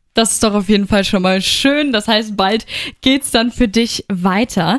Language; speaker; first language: German; native; German